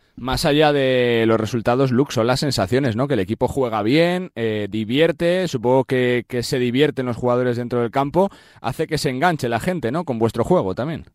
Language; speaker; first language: Spanish; native; Spanish